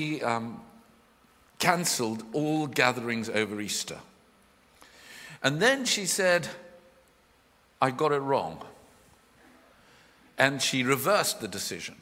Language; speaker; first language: English; native; English